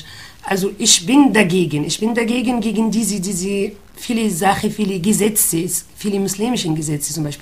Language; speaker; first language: German; non-native, fluent; Arabic